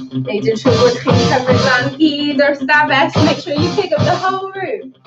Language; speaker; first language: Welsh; non-native, learner; English